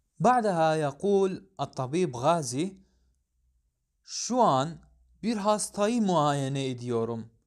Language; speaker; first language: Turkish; non-native, fluent; Arabic